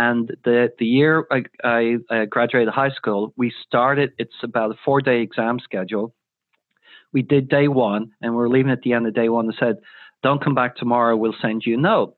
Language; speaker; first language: English; native; English